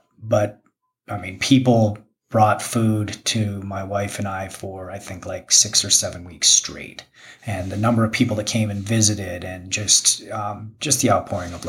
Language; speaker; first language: English; native; English